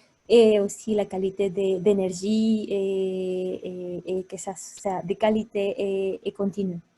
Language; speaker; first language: French; non-native, fluent; Spanish